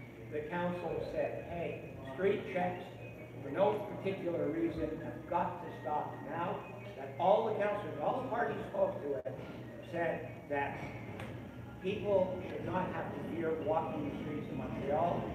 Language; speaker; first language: English; native; English